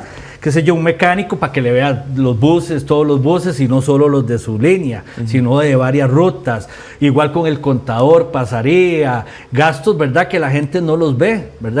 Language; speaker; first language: Spanish; native; Spanish